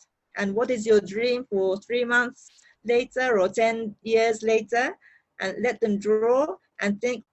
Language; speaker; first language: English; non-native, learner; Japanese